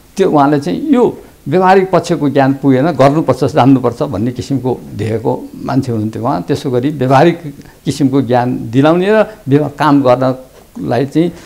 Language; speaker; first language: Nepali; native; Nepali